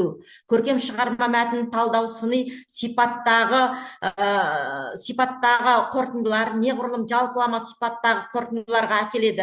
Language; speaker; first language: Kazakh; native; Kazakh